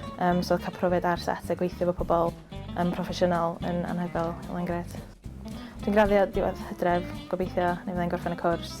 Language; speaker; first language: Welsh; native; Welsh